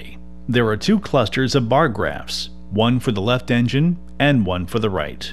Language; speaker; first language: English; native; English